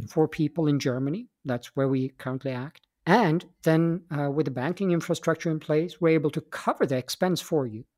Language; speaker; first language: English; non-native, fluent; Swedish